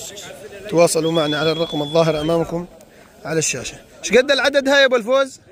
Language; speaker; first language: Arabic; native; Arabic